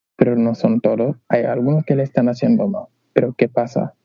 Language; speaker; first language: Spanish; non-native, learner; Wolof